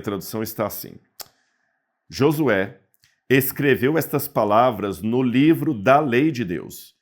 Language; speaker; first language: Portuguese; native; Portuguese